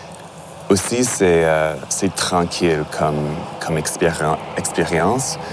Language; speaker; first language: French; non-native, learner; English